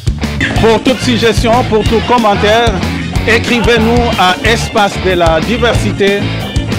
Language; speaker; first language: French; native; French